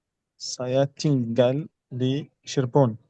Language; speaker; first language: Indonesian; non-native, learner; Arabic